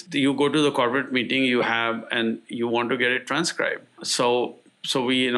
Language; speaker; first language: English; non-native, local second language; Hindi